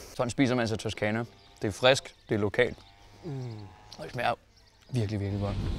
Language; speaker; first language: Danish; native; Danish